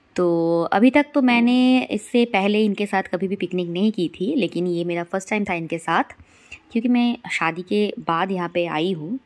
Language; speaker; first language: Hindi; non-native, local second language; Bangla